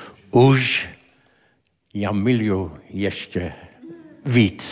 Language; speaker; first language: Czech; non-native, learner; English